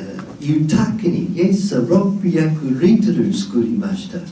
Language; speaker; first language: Japanese; non-native, fluent; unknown